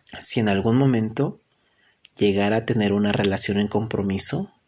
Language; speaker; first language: Spanish; native; Spanish